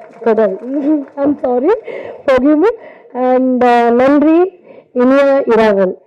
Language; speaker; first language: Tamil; non-native, learner; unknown